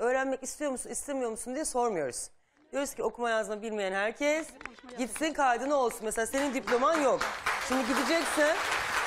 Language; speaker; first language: Turkish; native; Turkish